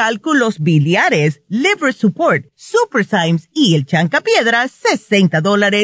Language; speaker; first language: Spanish; native; Spanish